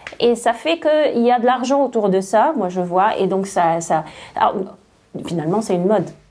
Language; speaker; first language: French; non-native, local second language; Arabic